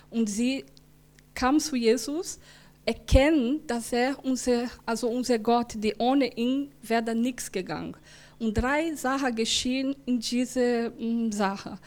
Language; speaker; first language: German; non-native, learner; Portuguese